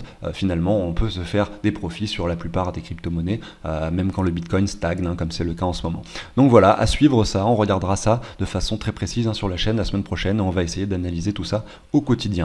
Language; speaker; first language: French; native; French